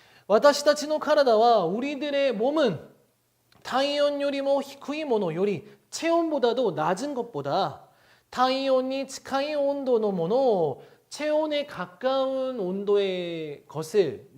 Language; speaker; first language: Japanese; non-native, fluent; Korean